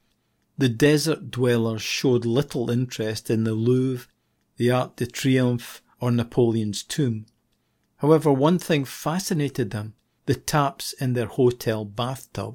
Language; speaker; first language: English; native; English